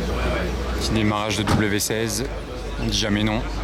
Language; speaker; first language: French; native; French